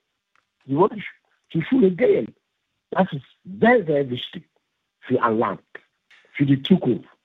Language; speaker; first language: German; non-native, fluent; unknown